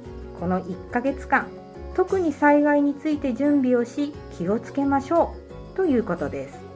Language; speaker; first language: Japanese; native; Japanese